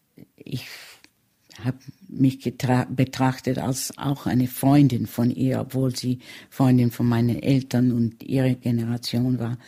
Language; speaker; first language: German; early bilingual, heritage; German